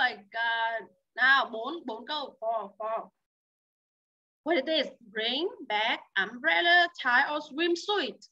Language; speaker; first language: English; non-native, learner; Vietnamese